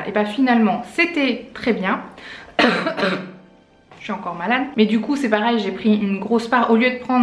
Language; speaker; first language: French; native; French